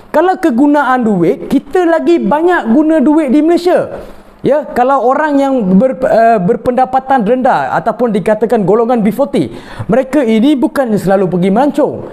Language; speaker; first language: Malay; non-native, local second language; Tamil